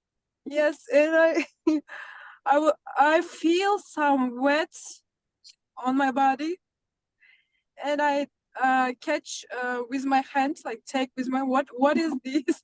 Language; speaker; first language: English; non-native, learner; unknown